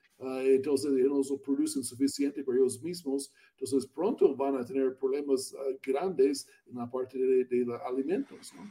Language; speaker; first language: Spanish; non-native, learner; English